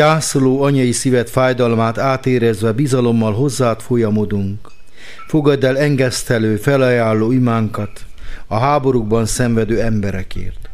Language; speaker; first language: Hungarian; native; Hungarian